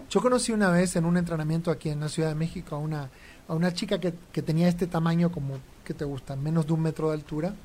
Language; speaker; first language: Spanish; native; Spanish